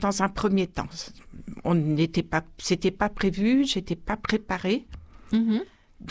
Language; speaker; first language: French; native; French